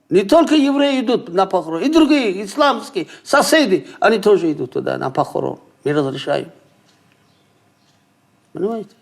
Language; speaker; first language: Russian; non-native, local second language; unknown